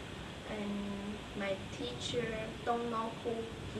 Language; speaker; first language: English; non-native, learner; Chinese